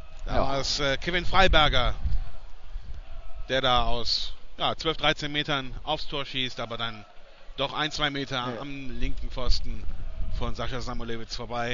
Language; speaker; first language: German; native; German